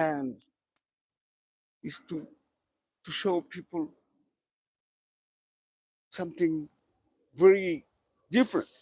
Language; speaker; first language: English; non-native, learner; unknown